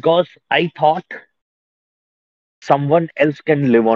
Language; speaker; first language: English; non-native, local second language; Hindi